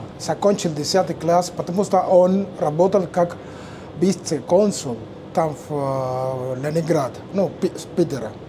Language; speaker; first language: Russian; non-native, learner; Spanish